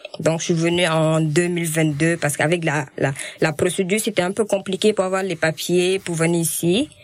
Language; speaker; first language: French; non-native, local second language; Wolof